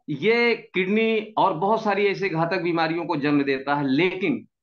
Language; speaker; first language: Hindi; native; Hindi